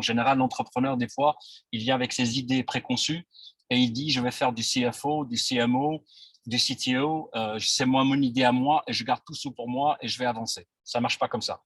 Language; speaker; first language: French; non-native, local second language; Arabic